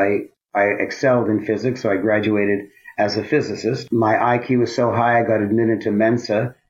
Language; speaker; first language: English; native; English